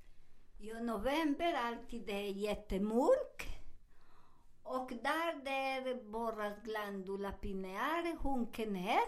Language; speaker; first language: Swedish; non-native, fluent; Spanish